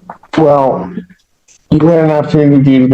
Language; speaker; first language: English; native; English